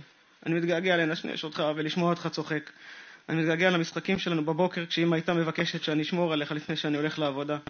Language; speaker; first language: Hebrew; native; Hebrew